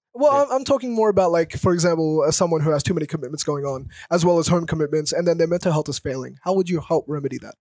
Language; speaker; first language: English; early bilingual, other home language; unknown